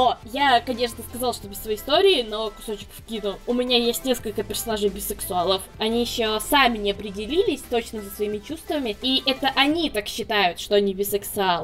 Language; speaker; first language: Russian; native; Russian